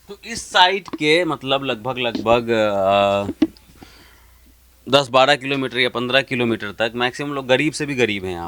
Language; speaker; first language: Hindi; native; Hindi